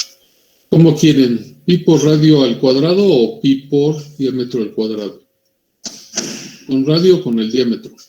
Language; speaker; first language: Spanish; native; Spanish